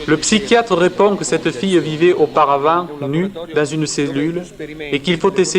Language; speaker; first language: French; native; French